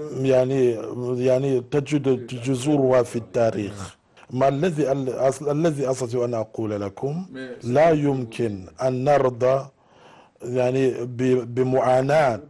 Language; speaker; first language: Arabic; non-native, fluent; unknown